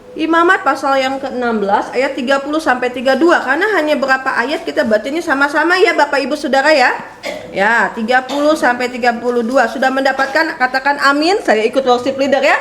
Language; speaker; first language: Indonesian; native; Indonesian